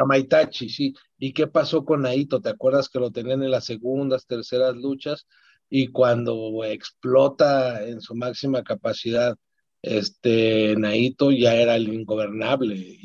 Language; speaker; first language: Spanish; native; Spanish